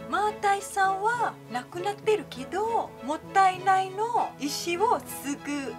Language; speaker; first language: Japanese; non-native, fluent; Malay